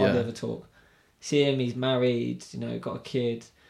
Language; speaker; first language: English; native; English